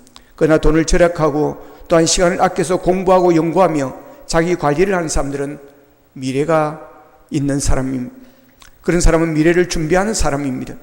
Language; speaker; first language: Korean; native; Korean